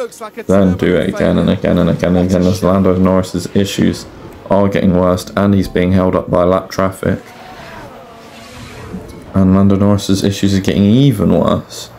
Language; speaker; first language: English; native; English